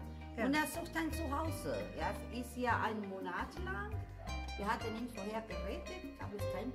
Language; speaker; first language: German; non-native, learner; Spanish